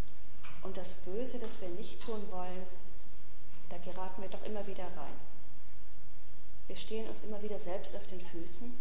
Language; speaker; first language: German; native; German